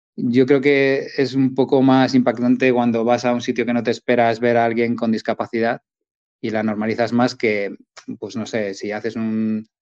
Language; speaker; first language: Spanish; native; Spanish